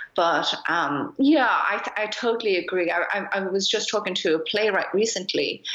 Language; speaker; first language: English; native; English